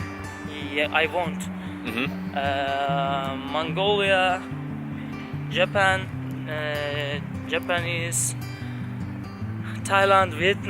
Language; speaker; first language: English; non-native, learner; Turkish